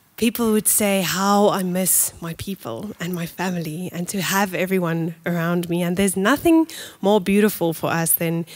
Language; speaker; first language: English; non-native, local second language; Afrikaans